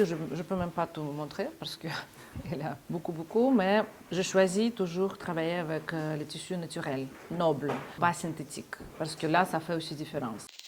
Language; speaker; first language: French; non-native, fluent; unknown